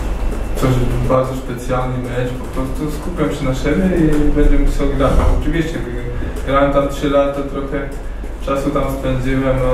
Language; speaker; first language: Polish; non-native, fluent; Slovak